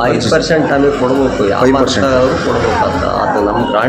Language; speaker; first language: Kannada; native; Kannada